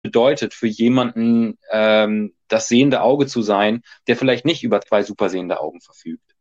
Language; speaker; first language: German; native; German